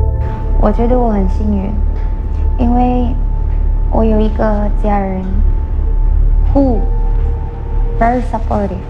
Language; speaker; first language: Chinese; non-native, learner; Malay